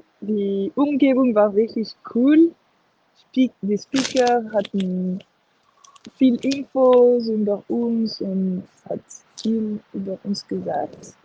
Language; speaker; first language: German; non-native, local second language; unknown